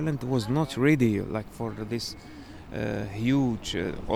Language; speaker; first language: English; non-native, fluent; Arabic